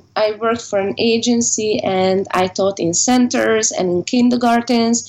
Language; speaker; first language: English; non-native, fluent; Hungarian